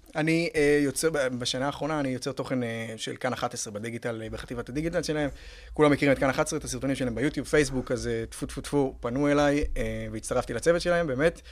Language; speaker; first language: Hebrew; native; Hebrew